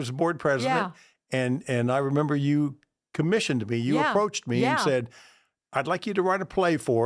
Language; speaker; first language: English; native; English